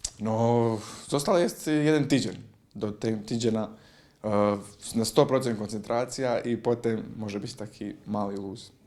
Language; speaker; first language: Polish; non-native, learner; Croatian